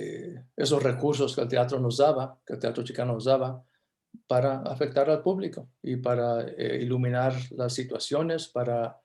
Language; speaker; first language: Spanish; early bilingual, heritage; Spanish